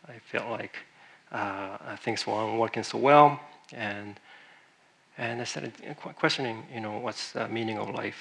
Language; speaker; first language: English; non-native, fluent; Japanese